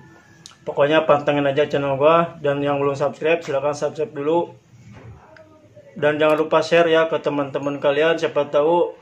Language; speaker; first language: Indonesian; native; Indonesian